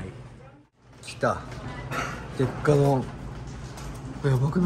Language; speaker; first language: Japanese; native; Japanese